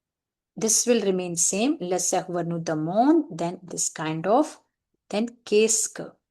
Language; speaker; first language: French; non-native, fluent; Hindi